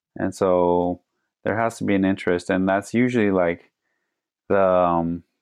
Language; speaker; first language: English; native; English